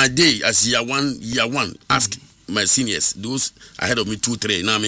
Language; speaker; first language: English; non-native, local second language; Akan